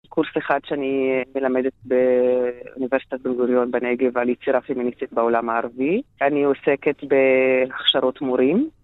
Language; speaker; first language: Hebrew; non-native, local second language; Arabic